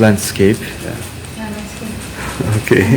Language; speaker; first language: English; non-native, learner; Turkish